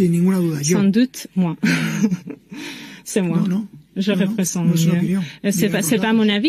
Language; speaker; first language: French; non-native, fluent; Spanish